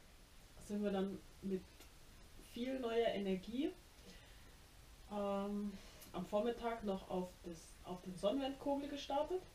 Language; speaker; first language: German; native; German